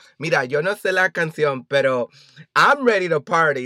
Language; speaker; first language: Spanish; early bilingual, heritage; Spanish